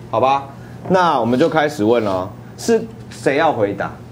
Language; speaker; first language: Chinese; native; Chinese